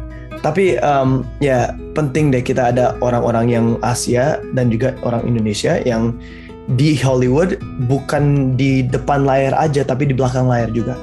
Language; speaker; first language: Indonesian; early bilingual, heritage; Indonesian